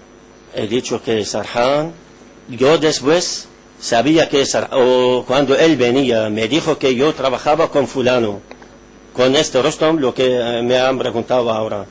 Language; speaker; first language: Spanish; non-native, learner; Arabic